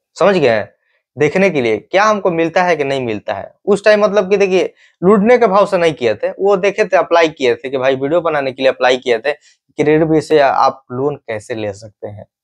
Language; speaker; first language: Hindi; native; Hindi